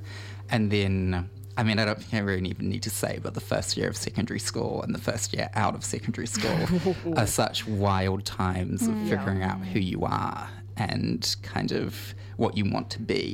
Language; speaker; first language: English; native; English